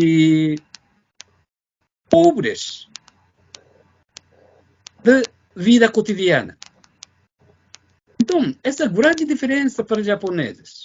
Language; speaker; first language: Portuguese; non-native, fluent; Japanese